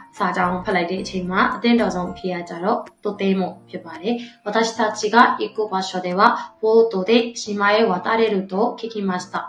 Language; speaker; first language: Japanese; non-native, fluent; Burmese